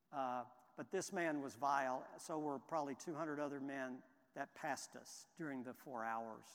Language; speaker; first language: English; native; English